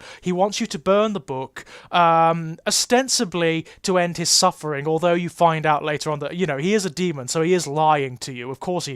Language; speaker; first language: English; native; English